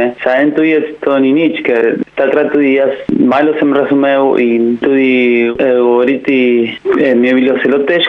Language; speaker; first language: Slovenian; non-native, learner; Spanish